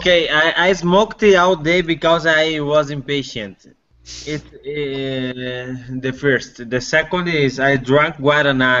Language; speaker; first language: English; non-native, learner; Portuguese